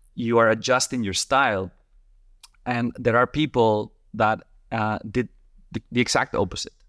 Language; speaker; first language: English; non-native, fluent; Spanish